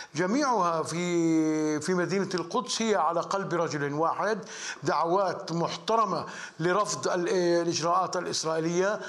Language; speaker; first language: Arabic; native; Arabic